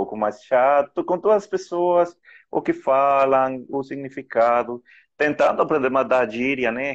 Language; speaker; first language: Portuguese; non-native, fluent; Spanish